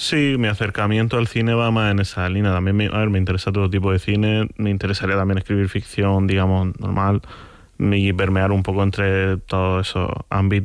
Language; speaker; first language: Spanish; native; Spanish